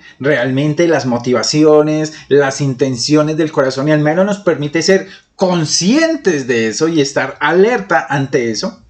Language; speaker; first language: Spanish; native; Spanish